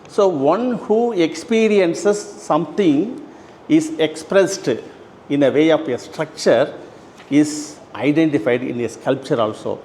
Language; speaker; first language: English; non-native, local second language; Tamil